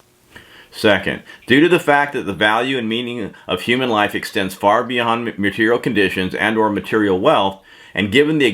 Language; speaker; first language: English; native; English